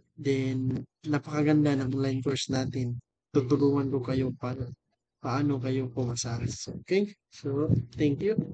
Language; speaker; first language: Filipino; non-native, local second language; Cebuano